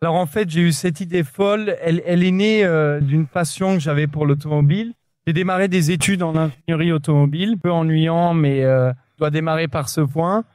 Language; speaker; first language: French; native; French